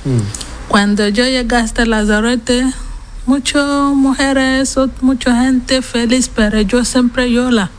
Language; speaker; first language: Spanish; non-native, learner; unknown